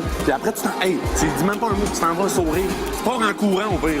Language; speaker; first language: French; native; French